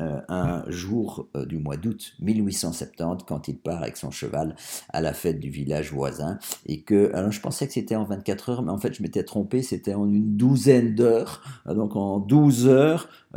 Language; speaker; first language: French; native; French